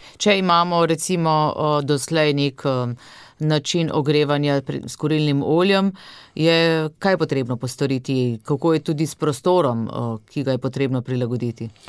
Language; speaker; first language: Slovenian; native; Slovenian